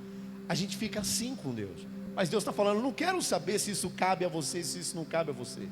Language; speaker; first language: Portuguese; native; Portuguese